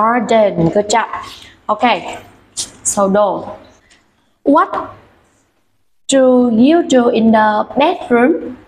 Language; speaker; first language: English; non-native, fluent; Vietnamese